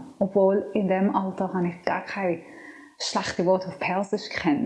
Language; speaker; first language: German; non-native, fluent; Persian